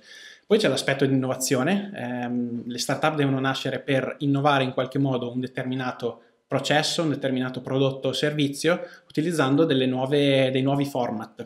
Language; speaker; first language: Italian; native; Italian